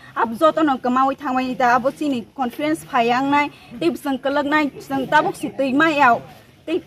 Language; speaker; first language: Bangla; native; Bangla